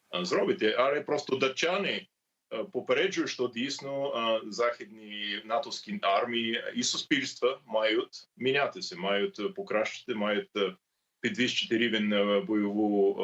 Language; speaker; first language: Ukrainian; non-native, learner; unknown